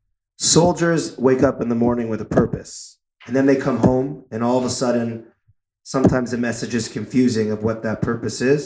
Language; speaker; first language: English; native; English